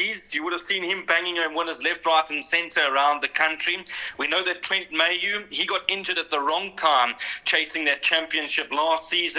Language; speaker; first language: English; native; English